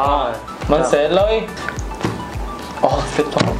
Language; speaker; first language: Vietnamese; non-native, learner; Korean